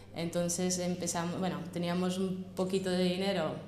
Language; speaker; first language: Spanish; non-native, fluent; Russian